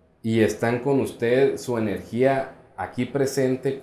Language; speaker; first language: Spanish; native; Spanish